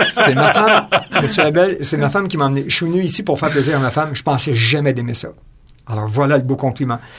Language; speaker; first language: French; native; French